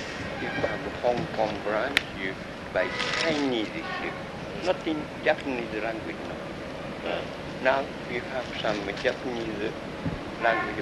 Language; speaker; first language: English; non-native, learner; Japanese